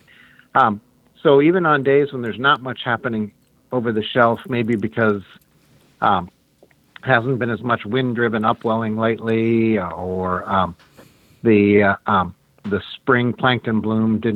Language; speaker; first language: English; native; English